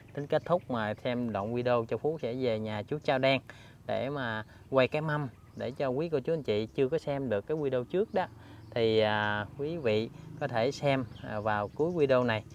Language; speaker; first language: Vietnamese; native; Vietnamese